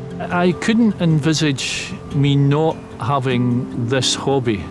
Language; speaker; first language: English; native; English